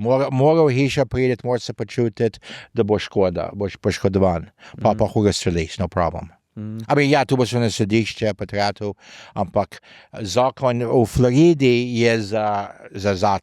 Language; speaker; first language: Slovenian; early bilingual, heritage; Slovenian